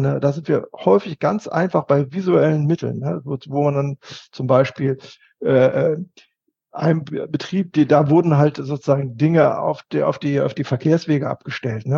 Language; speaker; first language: German; native; German